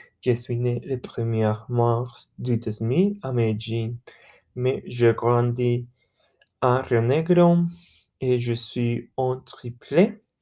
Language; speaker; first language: French; non-native, learner; Spanish